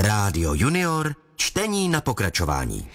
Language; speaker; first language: Czech; native; Czech